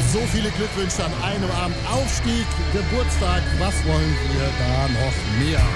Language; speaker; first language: German; native; German